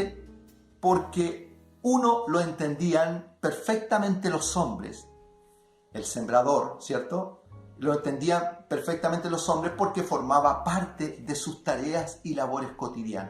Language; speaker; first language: Spanish; native; Spanish